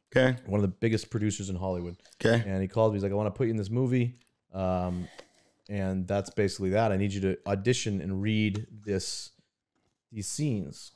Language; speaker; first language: English; native; English